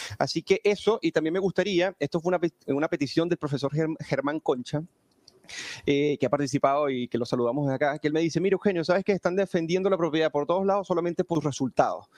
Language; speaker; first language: Spanish; native; Spanish